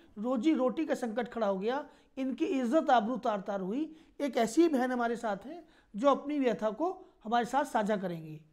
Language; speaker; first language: Hindi; native; Hindi